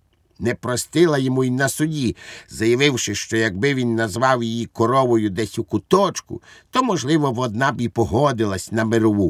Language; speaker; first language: Ukrainian; native; Ukrainian